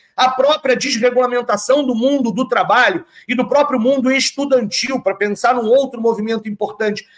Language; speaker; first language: Portuguese; native; Portuguese